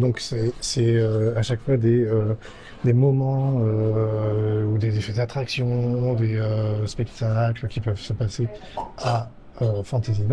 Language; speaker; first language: French; native; French